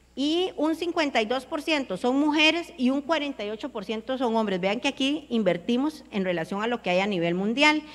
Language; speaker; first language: Spanish; native; Spanish